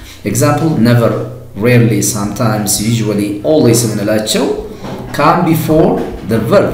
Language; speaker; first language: English; non-native, fluent; Amharic